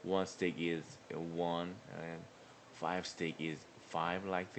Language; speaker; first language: English; non-native, learner; Korean